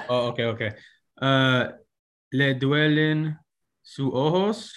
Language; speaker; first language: Spanish; non-native, learner; English